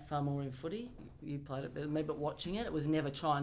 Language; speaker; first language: English; native; English